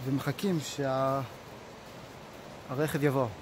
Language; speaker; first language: Hebrew; non-native, fluent; Japanese